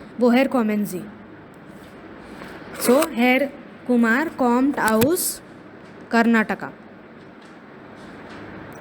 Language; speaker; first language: German; non-native, fluent; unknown